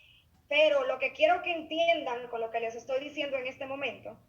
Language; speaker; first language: Spanish; native; Spanish